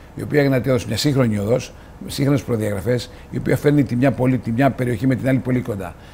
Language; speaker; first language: Greek; native; Greek